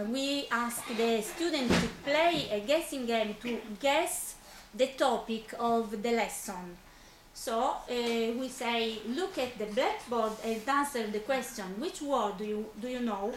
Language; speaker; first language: English; non-native, fluent; Italian